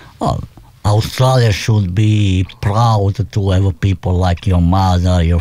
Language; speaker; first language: English; non-native, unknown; Italian